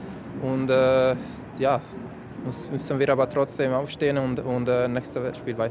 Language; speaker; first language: German; non-native, fluent; Slovak